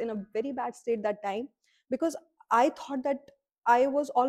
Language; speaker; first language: English; non-native, local second language; Hindi